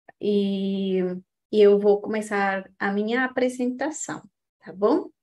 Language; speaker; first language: Portuguese; non-native, fluent; Spanish